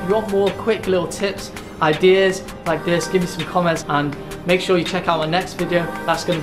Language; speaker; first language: English; native; English